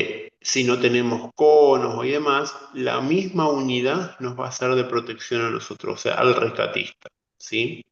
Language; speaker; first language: Spanish; native; Spanish